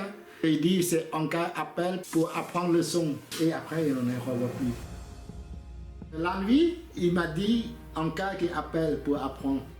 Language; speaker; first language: French; non-native, learner; Khmer